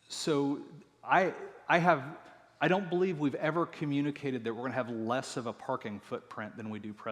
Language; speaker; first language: English; native; English